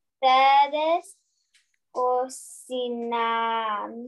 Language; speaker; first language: Spanish; non-native, learner; English